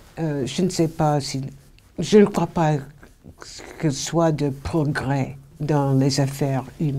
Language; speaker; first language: French; non-native, fluent; English